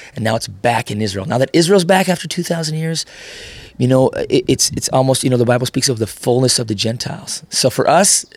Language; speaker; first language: English; native; English